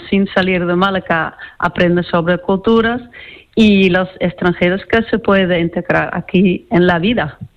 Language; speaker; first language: Spanish; non-native, fluent; Dutch